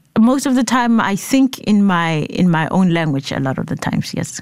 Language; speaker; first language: English; non-native, local second language; Southern Sotho